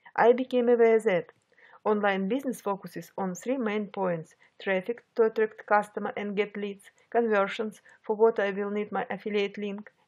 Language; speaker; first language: English; non-native, fluent; Russian